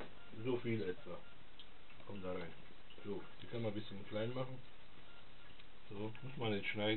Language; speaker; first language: German; non-native, fluent; Italian